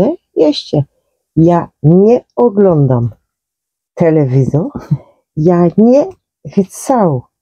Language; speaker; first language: Polish; non-native, learner; Dutch